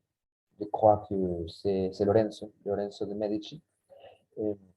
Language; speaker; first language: French; non-native, learner; Spanish